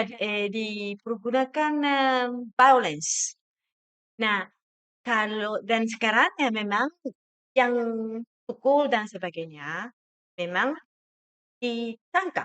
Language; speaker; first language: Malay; non-native, fluent; Japanese